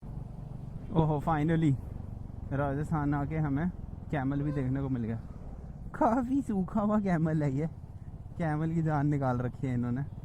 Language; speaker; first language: Hindi; native; Hindi